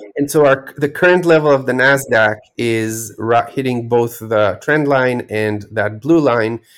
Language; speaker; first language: English; non-native, fluent; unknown